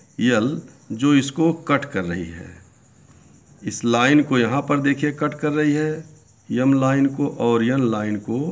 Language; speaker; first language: Hindi; native; Hindi